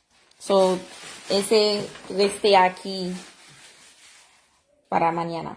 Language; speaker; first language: Spanish; non-native, learner; Haitian Creole